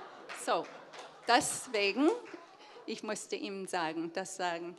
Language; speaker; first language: German; early bilingual, heritage; English